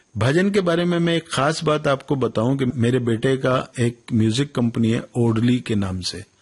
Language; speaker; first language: Hindi; native; Hindi